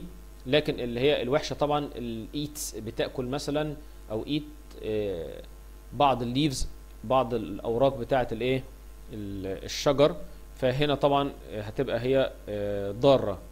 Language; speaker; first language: Arabic; native; Arabic